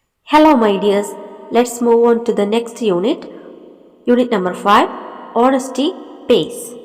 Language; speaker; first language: English; non-native, local second language; Malayalam